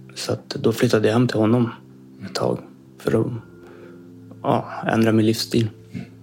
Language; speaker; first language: Swedish; native; Swedish